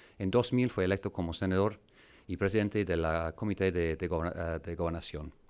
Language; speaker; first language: Spanish; non-native, fluent; English